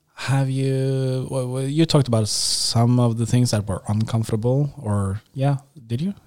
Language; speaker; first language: English; non-native, fluent; Norwegian